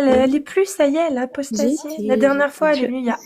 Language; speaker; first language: French; native; French